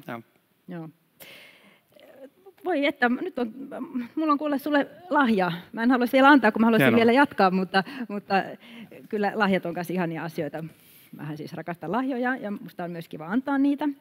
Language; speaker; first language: Finnish; native; Finnish